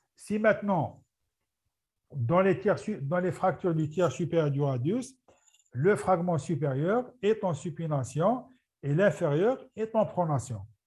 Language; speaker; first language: French; non-native, local second language; Arabic